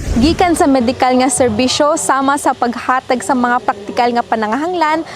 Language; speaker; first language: Cebuano; non-native, local second language; Hiligaynon